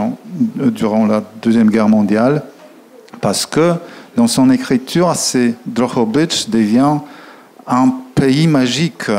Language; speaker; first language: French; non-native, fluent; Polish